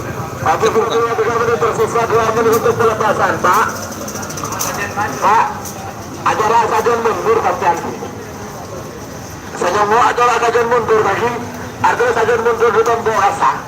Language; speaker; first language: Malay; non-native, local second language; Madurese